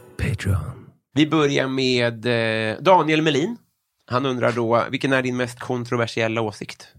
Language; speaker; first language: Swedish; native; Swedish